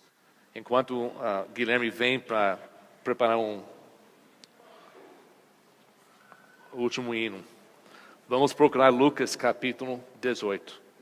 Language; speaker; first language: Portuguese; non-native, fluent; English